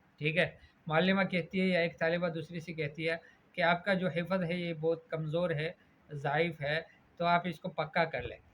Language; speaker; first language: Urdu; native; Urdu